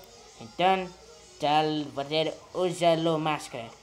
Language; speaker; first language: Spanish; non-native, learner; Portuguese